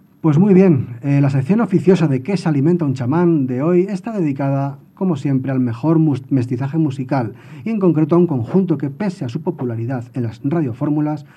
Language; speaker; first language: Spanish; native; Spanish